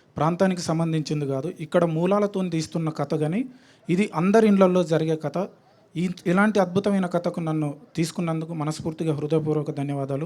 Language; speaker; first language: Telugu; native; Telugu